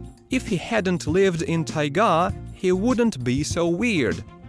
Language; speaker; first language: English; non-native, fluent; Russian